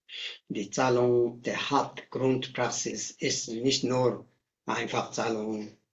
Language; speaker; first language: German; non-native, learner; Tibetan